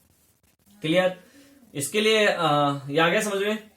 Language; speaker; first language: Hindi; native; Hindi